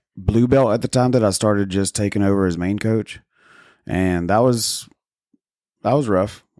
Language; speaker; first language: English; native; English